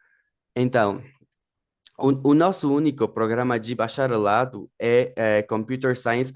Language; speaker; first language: Portuguese; non-native, fluent; Spanish